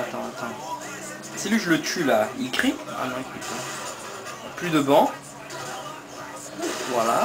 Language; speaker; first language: French; native; French